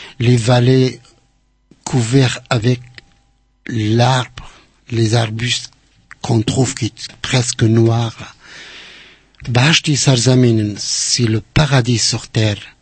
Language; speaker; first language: French; non-native, fluent; Central Kurdish